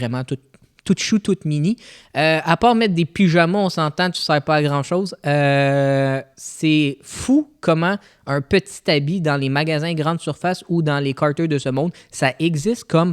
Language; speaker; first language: French; native; French